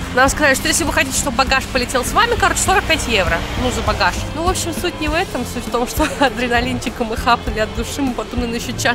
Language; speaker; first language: Russian; native; Russian